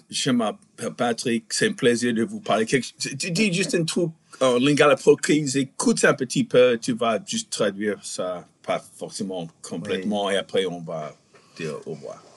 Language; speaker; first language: French; non-native, fluent; English